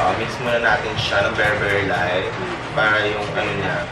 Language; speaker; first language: Filipino; native; Filipino